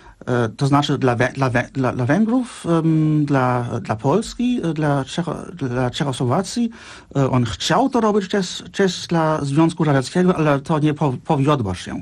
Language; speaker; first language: Polish; non-native, fluent; Czech